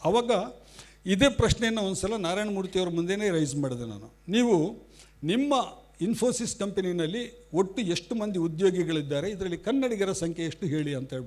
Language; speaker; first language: Kannada; non-native, local second language; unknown